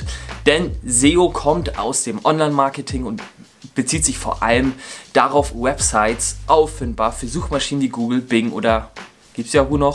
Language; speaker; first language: German; native; German